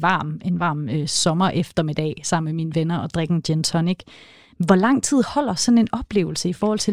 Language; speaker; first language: Danish; native; Danish